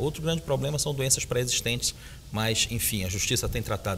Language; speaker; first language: Portuguese; native; Portuguese